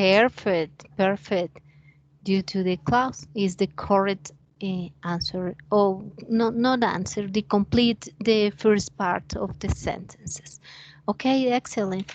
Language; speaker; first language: English; non-native, learner; Spanish